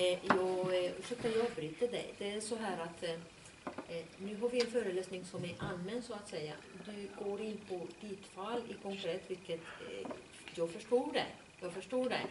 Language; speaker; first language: Swedish; non-native, fluent; Spanish